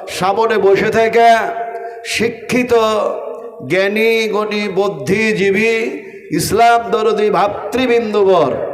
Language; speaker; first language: Bangla; non-native, local second language; Urdu